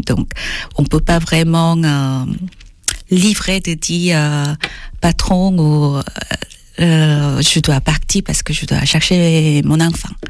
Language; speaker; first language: French; non-native, fluent; Korean